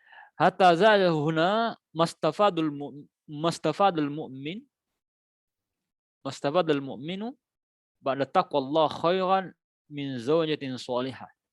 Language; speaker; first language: Arabic; non-native, fluent; Indonesian